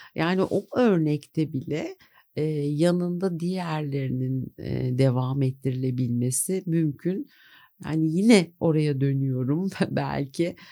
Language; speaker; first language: Turkish; native; Turkish